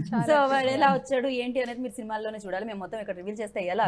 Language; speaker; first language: Telugu; native; Telugu